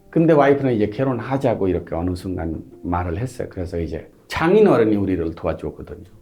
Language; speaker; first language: Korean; non-native, fluent; Hindi